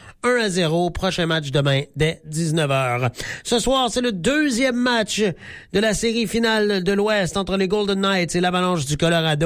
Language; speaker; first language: French; native; French